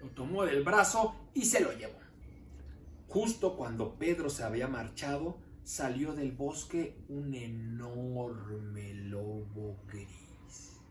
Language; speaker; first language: Spanish; native; Spanish